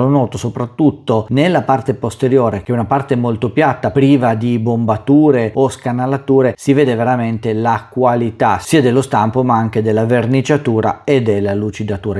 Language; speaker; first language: Italian; native; Italian